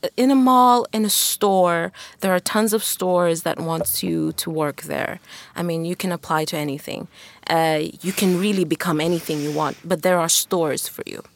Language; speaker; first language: English; non-native, fluent; Wolof